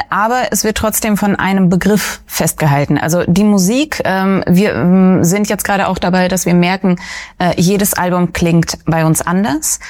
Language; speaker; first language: German; early bilingual, other home language; Russian